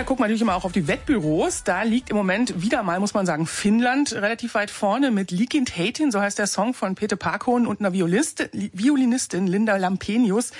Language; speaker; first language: German; native; German